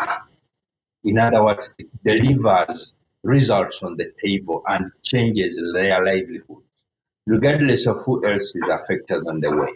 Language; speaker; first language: English; non-native, local second language; Ganda